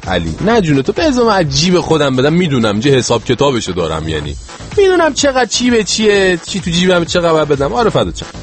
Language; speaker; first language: Persian; native; Persian